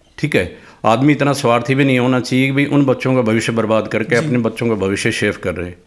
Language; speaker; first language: Hindi; native; Hindi